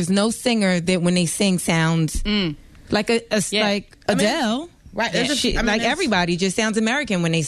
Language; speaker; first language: English; native; English